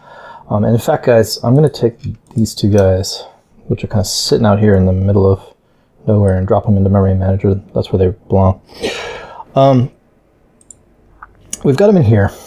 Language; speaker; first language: English; native; English